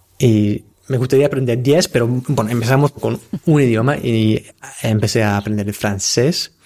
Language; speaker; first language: Spanish; non-native, fluent; English